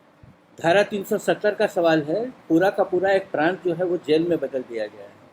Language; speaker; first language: Hindi; native; Hindi